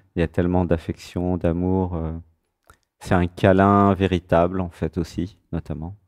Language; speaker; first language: French; native; French